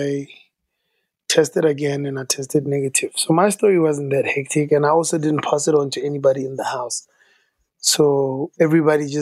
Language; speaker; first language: English; non-native, local second language; Tswana